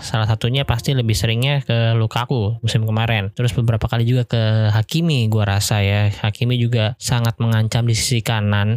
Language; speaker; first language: Indonesian; native; Indonesian